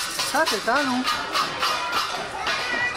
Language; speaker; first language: French; native; French